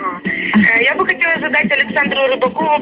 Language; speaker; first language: Russian; native; Russian